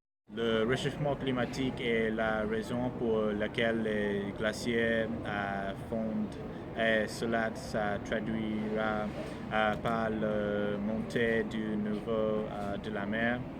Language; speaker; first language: French; non-native, learner; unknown